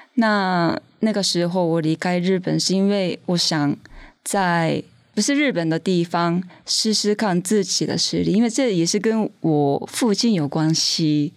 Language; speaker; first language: Chinese; non-native, fluent; Japanese